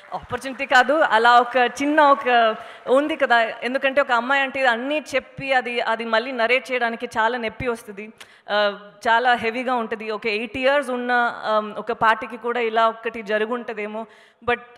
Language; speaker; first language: Telugu; non-native, fluent; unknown